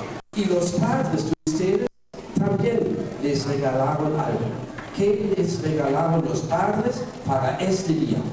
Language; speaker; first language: Spanish; non-native, fluent; German